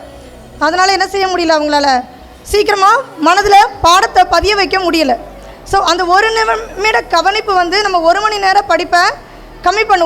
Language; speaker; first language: Tamil; native; Tamil